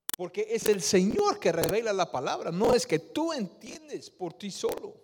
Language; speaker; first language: Spanish; non-native, fluent; Dutch